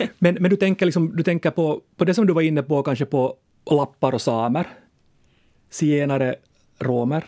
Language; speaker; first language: Swedish; native; Swedish